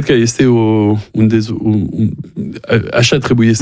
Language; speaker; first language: Romanian; non-native, learner; French